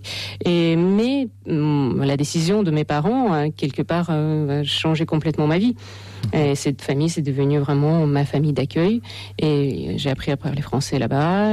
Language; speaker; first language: French; non-native, fluent; Russian